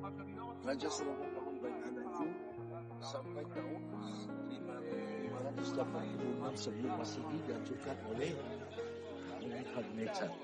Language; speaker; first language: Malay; non-native, learner; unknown